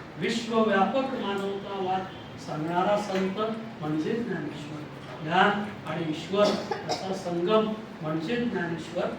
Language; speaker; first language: Marathi; non-native, local second language; Kannada